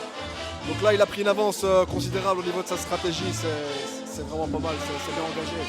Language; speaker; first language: French; native; French